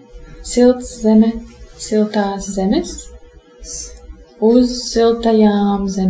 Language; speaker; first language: Latvian; non-native, local second language; Russian